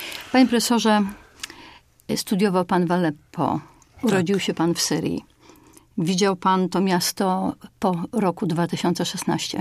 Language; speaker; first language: Polish; native; Polish